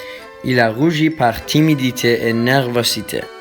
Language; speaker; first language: French; non-native, learner; Turkish